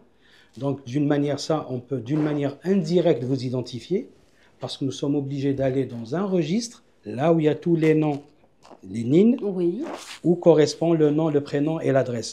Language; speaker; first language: French; non-native, local second language; Arabic